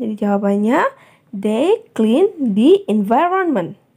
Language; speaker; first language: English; non-native, fluent; Indonesian